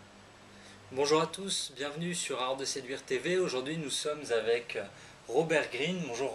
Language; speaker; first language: French; native; French